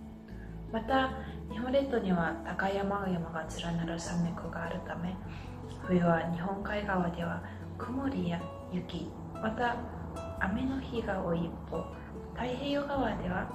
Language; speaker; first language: Japanese; non-native, fluent; Mongolian